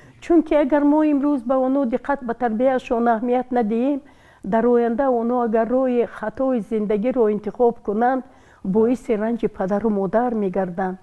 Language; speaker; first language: Tajik; non-native, local second language; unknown